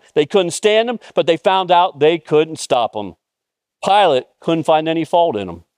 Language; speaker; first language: English; native; English